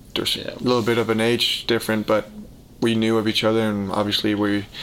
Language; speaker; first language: English; early bilingual, heritage; Danish